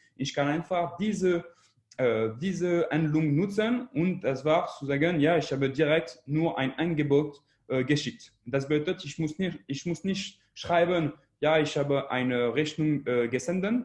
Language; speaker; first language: German; non-native, learner; French